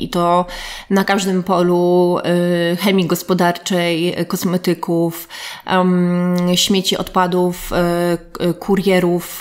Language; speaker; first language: Polish; native; Polish